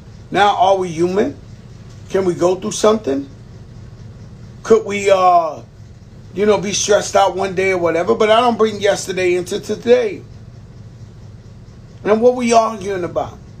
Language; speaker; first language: English; early bilingual, other home language; Spanish